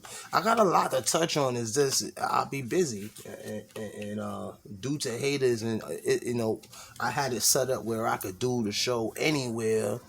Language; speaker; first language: English; native; English